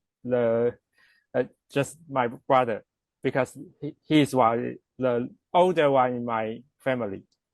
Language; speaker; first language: English; non-native, learner; Chinese